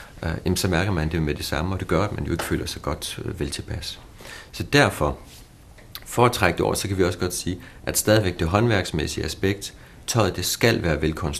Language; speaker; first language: Danish; native; Danish